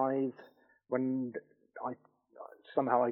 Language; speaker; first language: English; native; English